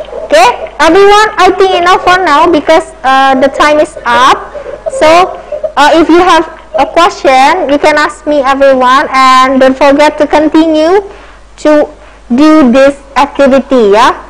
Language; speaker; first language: English; non-native, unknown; Indonesian